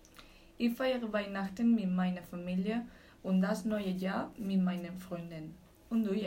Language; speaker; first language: German; non-native, learner; Spanish